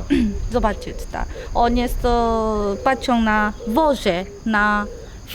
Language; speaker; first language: Polish; non-native, learner; Korean